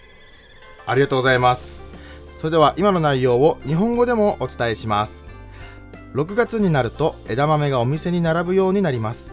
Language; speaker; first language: Japanese; native; Japanese